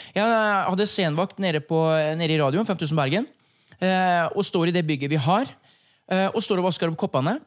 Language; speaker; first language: Norwegian; native; Norwegian